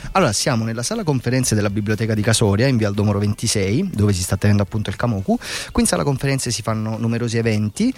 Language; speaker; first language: Italian; native; Italian